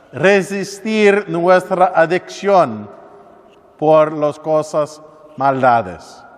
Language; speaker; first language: Spanish; non-native, learner; English